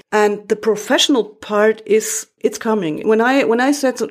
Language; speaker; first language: English; non-native, fluent; German